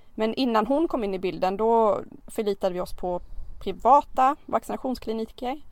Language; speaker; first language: Swedish; native; Swedish